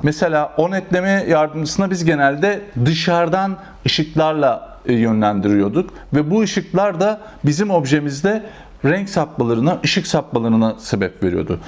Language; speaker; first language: Turkish; native; Turkish